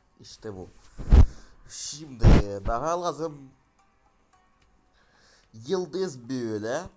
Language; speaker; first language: Turkish; non-native, learner; Russian